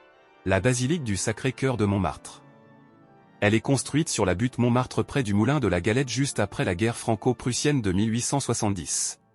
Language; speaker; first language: French; native; French